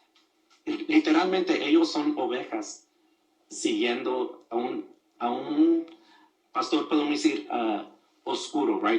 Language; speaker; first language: Spanish; early bilingual, other home language; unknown